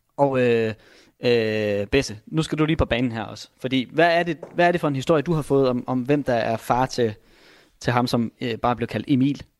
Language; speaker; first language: Danish; native; Danish